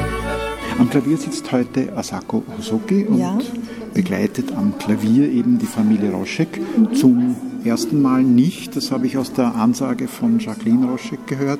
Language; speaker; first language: German; native; German